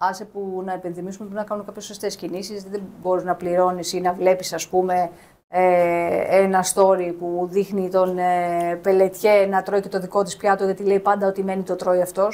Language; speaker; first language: Greek; native; Greek